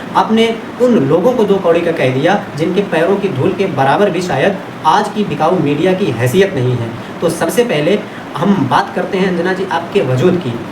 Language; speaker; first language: Hindi; native; Hindi